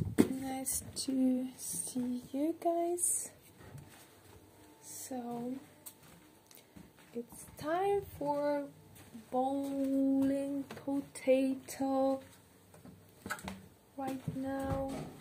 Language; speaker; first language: English; non-native, learner; Russian